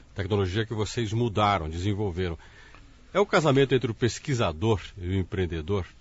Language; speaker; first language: Portuguese; native; Portuguese